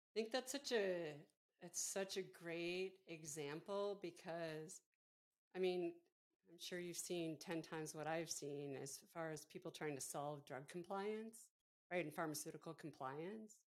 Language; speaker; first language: English; native; English